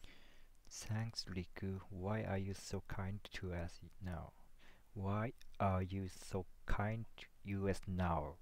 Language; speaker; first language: English; non-native, learner; Japanese